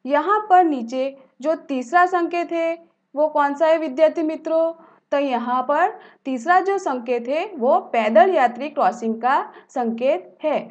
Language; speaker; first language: Hindi; non-native, local second language; Gujarati